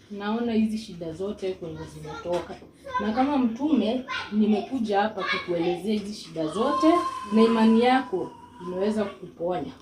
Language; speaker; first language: Swahili; native; Swahili